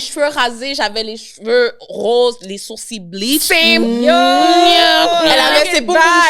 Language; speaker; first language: French; native; French